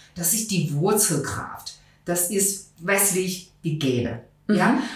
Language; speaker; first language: German; non-native, fluent; Chinese